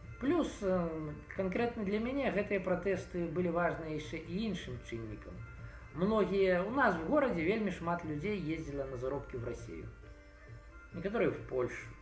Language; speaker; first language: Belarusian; non-native, local second language; Russian